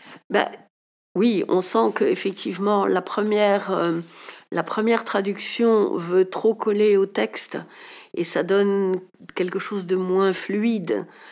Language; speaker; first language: French; native; French